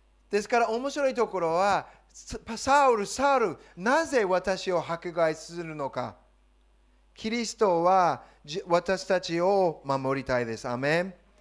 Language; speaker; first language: Japanese; non-native, fluent; English